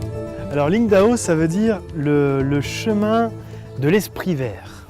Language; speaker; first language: French; native; French